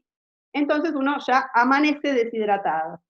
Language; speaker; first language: Spanish; native; Spanish